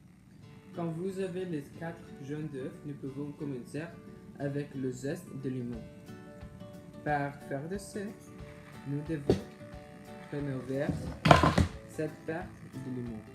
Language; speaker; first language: French; non-native, learner; English